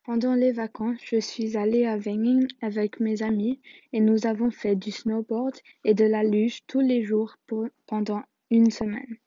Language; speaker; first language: French; non-native, learner; English